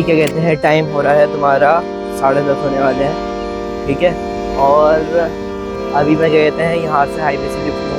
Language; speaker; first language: Hindi; native; Hindi